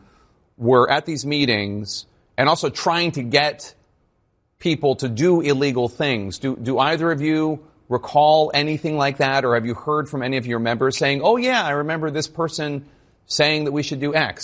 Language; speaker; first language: English; native; English